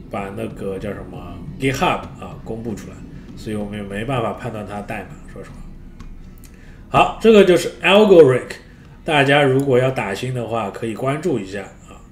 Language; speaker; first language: Chinese; native; Chinese